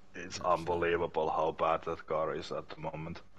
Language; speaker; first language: English; non-native, learner; Finnish